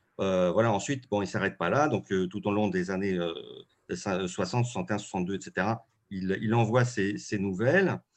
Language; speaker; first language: French; early bilingual, other home language; Russian